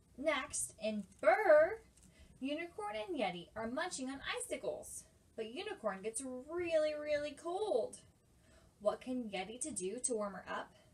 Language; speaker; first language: English; native; English